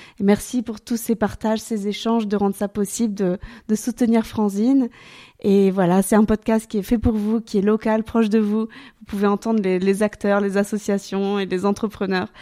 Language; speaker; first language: French; native; French